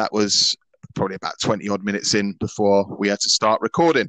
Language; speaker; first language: English; native; English